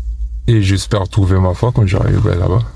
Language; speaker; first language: French; non-native, fluent; Portuguese